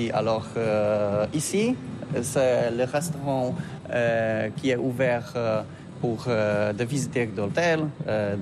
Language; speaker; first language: French; non-native, learner; Polish